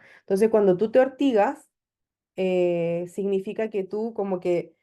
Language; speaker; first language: Spanish; native; Spanish